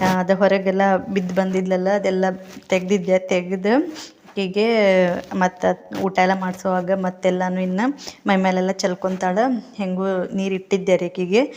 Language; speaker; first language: Kannada; native; Kannada